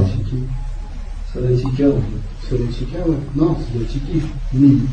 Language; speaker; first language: Arabic; non-native, learner; French